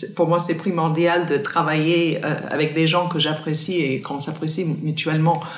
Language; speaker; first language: French; non-native, fluent; English